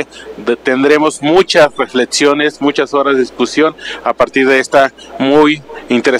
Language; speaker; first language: Spanish; native; Spanish